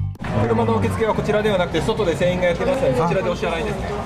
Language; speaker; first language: Japanese; native; Japanese